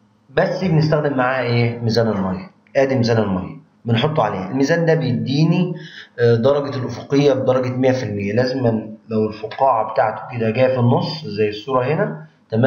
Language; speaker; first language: Arabic; native; Arabic